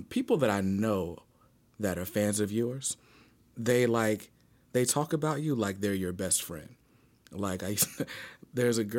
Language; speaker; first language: English; native; English